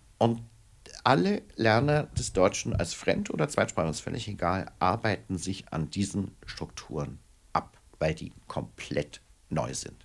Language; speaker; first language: German; native; German